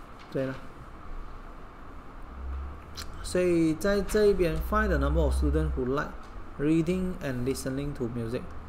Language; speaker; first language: English; non-native, local second language; Chinese